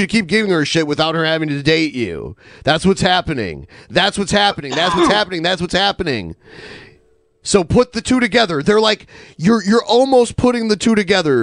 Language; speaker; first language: English; native; English